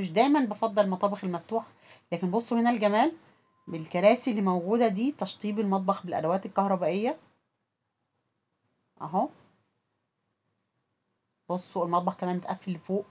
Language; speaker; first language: Arabic; native; Arabic